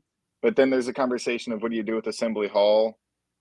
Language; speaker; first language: English; native; English